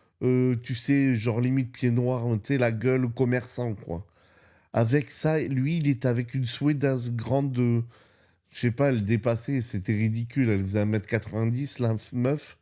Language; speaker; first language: French; native; French